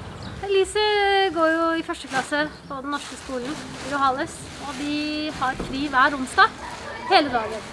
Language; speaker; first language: Norwegian; native; Norwegian